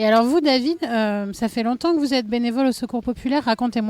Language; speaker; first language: French; native; French